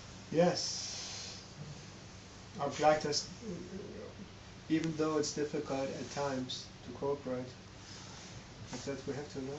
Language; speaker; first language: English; non-native, fluent; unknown